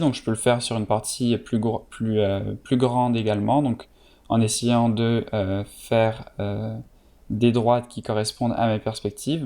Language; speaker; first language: French; native; French